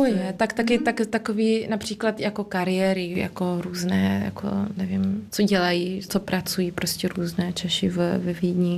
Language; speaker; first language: Czech; early bilingual, heritage; Czech